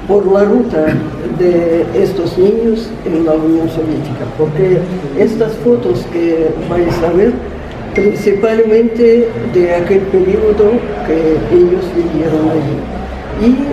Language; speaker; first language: Spanish; non-native, fluent; Russian